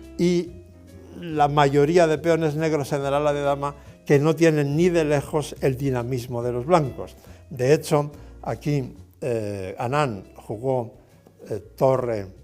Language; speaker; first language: Spanish; native; Spanish